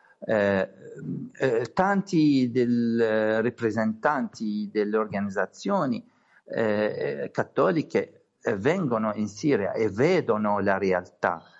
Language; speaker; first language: Italian; non-native, learner; Arabic